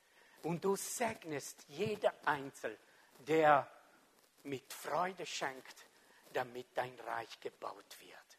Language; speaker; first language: German; non-native, local second language; French